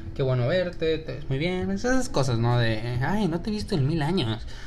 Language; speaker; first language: Spanish; native; Spanish